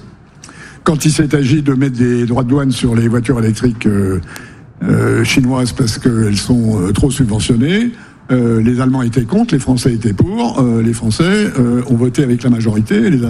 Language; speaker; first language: French; native; French